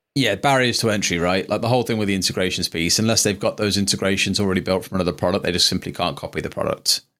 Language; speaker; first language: English; native; English